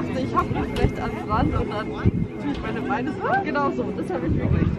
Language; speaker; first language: German; native; German